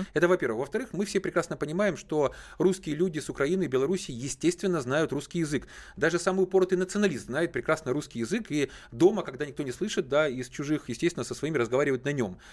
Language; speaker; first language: Russian; native; Russian